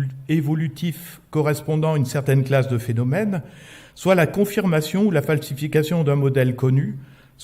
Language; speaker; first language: French; native; French